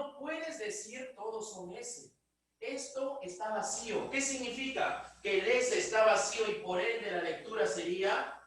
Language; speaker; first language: Spanish; native; Spanish